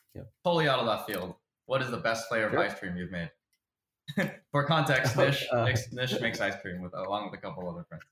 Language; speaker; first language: English; native; English